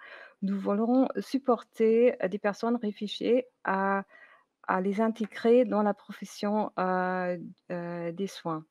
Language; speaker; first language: French; non-native, fluent; German